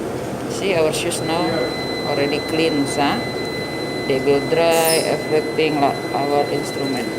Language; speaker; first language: English; non-native, learner; Indonesian